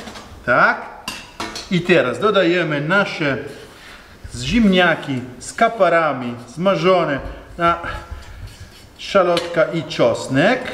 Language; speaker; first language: Polish; non-native, learner; Italian